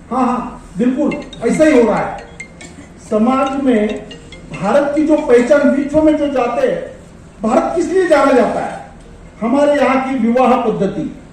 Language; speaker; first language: Hindi; non-native, local second language; Marwari